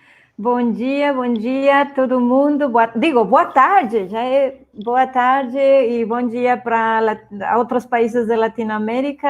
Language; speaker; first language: Portuguese; non-native, fluent; Spanish